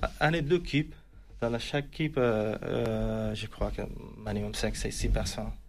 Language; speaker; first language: French; non-native, learner; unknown